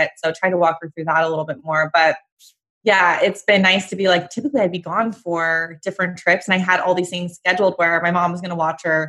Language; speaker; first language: English; native; English